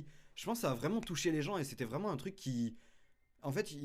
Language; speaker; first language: French; native; French